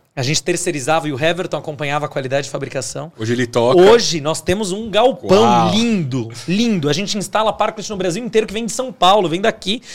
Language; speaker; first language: Portuguese; native; Portuguese